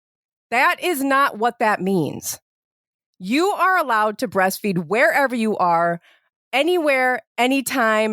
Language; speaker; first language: English; native; English